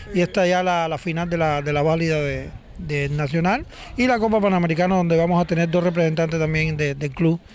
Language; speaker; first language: Spanish; native; Spanish